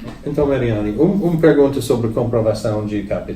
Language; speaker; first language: Portuguese; non-native, learner; English